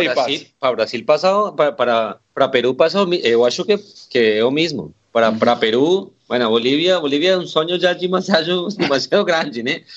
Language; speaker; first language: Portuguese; non-native, learner; Spanish